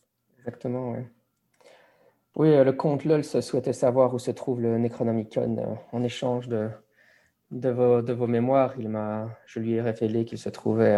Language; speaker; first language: French; native; French